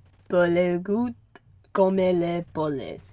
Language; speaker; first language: French; non-native, learner; English